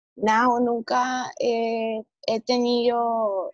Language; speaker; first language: Portuguese; non-native, learner; Spanish